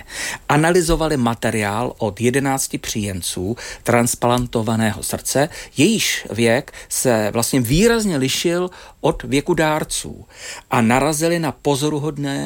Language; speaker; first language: Czech; native; Czech